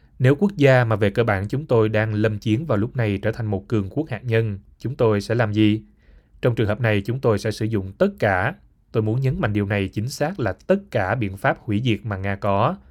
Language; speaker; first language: Vietnamese; native; Vietnamese